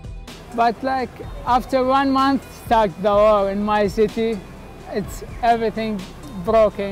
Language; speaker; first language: English; non-native, learner; Arabic